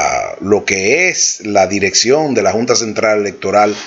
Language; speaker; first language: Spanish; native; Spanish